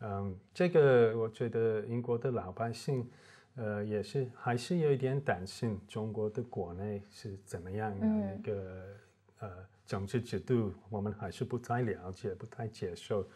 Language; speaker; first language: Chinese; non-native, fluent; English